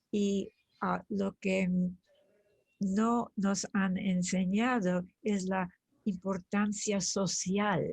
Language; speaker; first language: Spanish; early bilingual, other home language; German